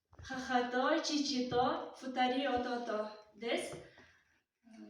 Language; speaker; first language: Japanese; non-native, learner; Kyrgyz